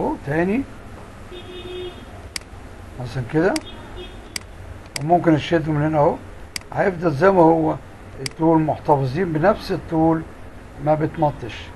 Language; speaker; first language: Arabic; native; Arabic